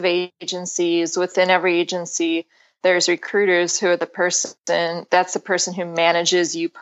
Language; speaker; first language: English; native; English